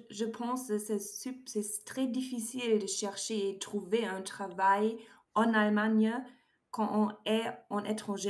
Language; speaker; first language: French; non-native, learner; German